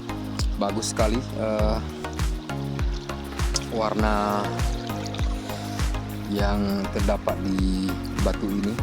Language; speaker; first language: Indonesian; non-native, local second language; Achinese